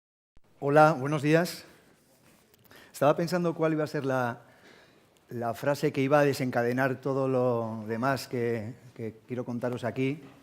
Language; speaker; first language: Spanish; native; Spanish